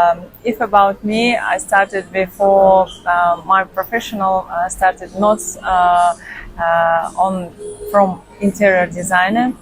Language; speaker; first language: English; non-native, learner; Russian